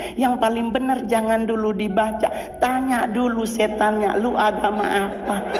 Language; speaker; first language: Indonesian; native; Indonesian